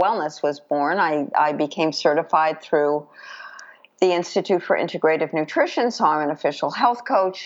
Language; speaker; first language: English; native; English